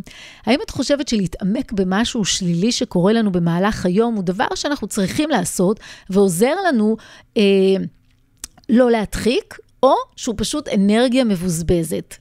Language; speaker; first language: Hebrew; native; Hebrew